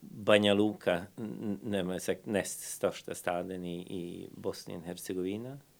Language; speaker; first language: Swedish; non-native, fluent; Bosnian